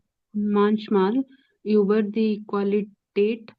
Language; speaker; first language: German; non-native, learner; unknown